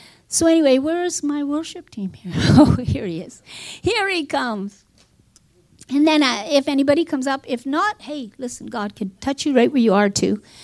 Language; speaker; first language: English; native; English